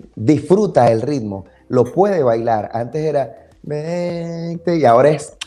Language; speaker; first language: Spanish; native; Spanish